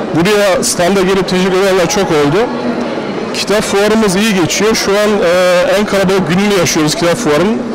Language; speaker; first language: Turkish; early bilingual, heritage; Turkish